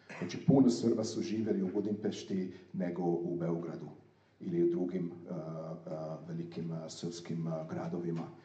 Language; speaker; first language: Serbian; non-native, fluent; Hungarian